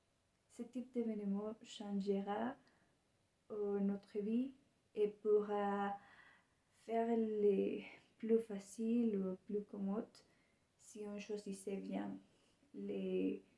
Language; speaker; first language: French; non-native, learner; Spanish